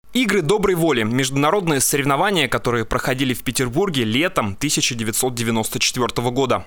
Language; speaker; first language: Russian; native; Russian